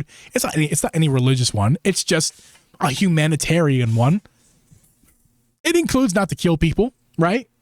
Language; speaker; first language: English; native; English